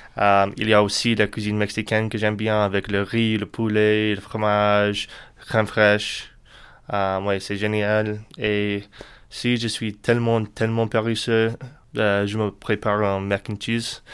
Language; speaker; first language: French; non-native, learner; English